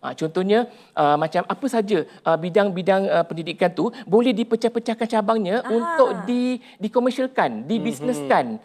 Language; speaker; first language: Malay; native; Malay